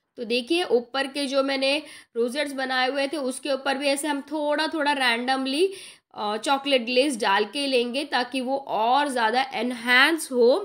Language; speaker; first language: Hindi; non-native, local second language; Marathi